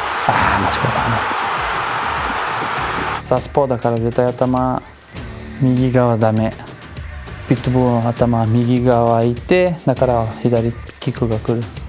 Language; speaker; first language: Japanese; non-native, learner; Portuguese